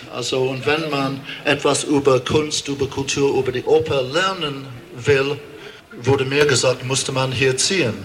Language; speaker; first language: German; non-native, fluent; English